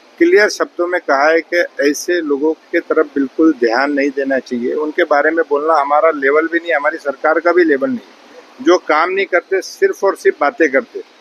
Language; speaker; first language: Hindi; non-native, local second language; Marathi